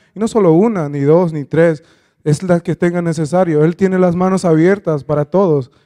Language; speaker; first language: Spanish; native; Spanish